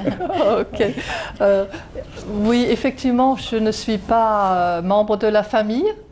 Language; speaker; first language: French; non-native, fluent; Swedish